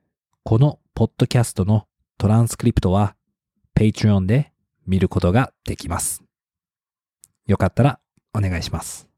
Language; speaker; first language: Japanese; non-native, fluent; English